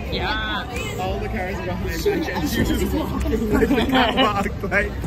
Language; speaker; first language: English; native; English